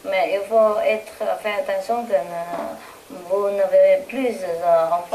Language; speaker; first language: French; non-native, learner; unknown